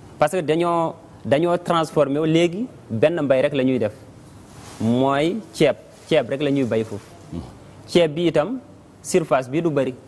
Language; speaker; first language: Wolof; native; Wolof